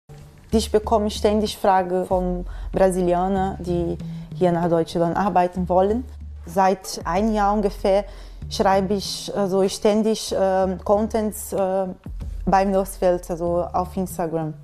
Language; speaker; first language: German; non-native, fluent; Portuguese